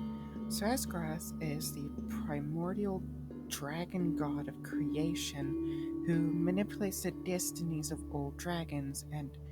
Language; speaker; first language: English; native; English